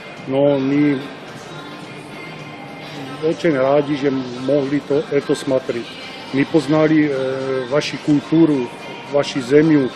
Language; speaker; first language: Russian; non-native, learner; Czech